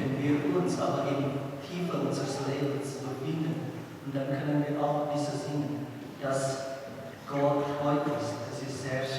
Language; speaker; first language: German; non-native, learner; Indonesian